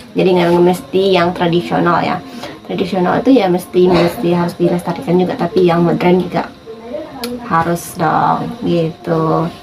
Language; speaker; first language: Indonesian; native; Indonesian